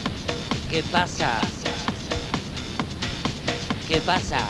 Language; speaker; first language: Spanish; non-native, learner; Italian